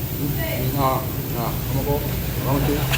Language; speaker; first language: Korean; non-native, learner; Vietnamese